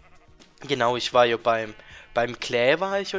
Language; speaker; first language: German; native; German